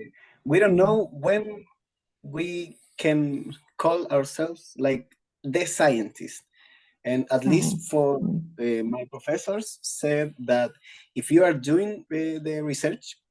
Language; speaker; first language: English; non-native, learner; Spanish